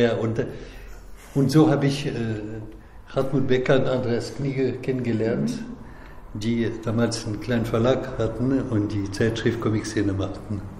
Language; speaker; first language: German; non-native, fluent; French